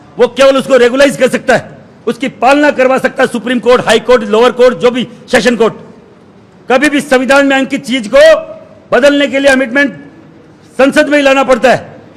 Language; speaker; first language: Hindi; native; Hindi